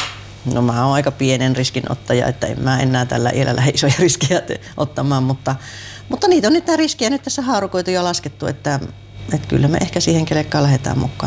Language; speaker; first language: Finnish; native; Finnish